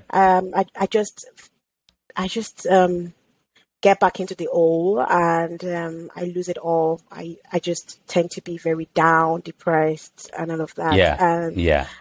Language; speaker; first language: English; non-native, local second language; Yoruba